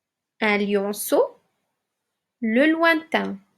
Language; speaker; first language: French; non-native, local second language; Arabic